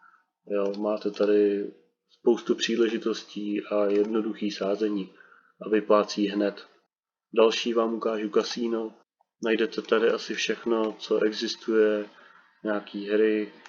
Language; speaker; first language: Czech; native; Czech